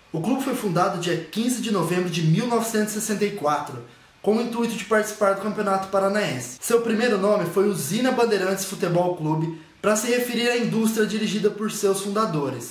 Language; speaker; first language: Portuguese; native; Portuguese